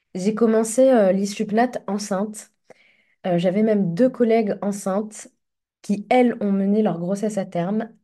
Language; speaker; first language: French; non-native, local second language; Arabic